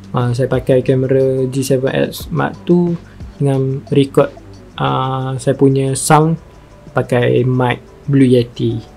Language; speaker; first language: Malay; native; Malay